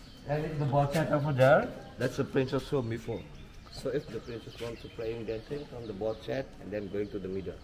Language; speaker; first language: English; non-native, learner; Indonesian